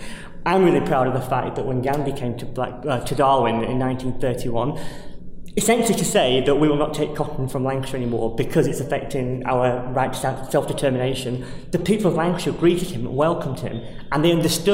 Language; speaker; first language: English; native; English